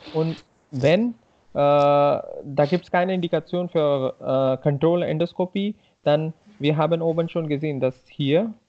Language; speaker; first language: German; non-native, fluent; Hindi